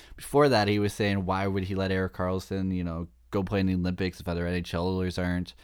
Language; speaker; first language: English; native; English